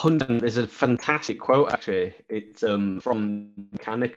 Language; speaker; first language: English; native; English